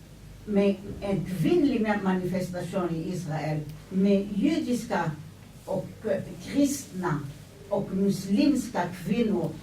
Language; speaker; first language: Swedish; non-native, fluent; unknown